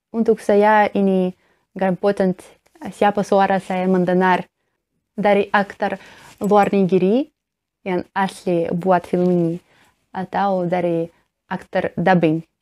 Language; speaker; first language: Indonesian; non-native, learner; Russian